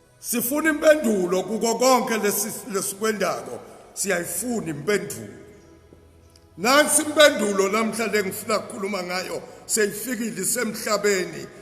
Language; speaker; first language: Zulu; non-native, local second language; Swati